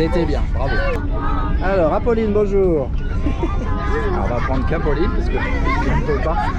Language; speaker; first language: French; native; French